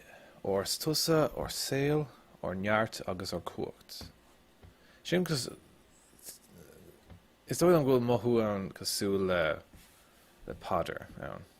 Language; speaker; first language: Irish; non-native, local second language; English